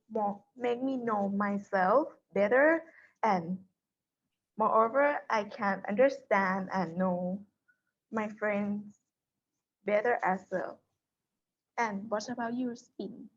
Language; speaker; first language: English; non-native, learner; Thai